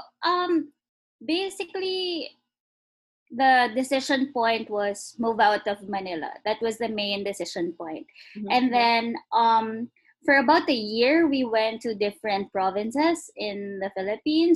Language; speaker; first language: English; non-native, local second language; Filipino